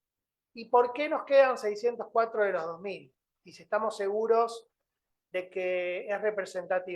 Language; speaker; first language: Spanish; native; Spanish